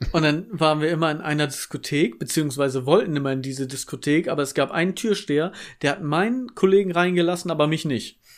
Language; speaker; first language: German; native; German